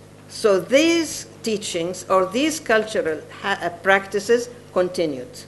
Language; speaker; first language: English; non-native, fluent; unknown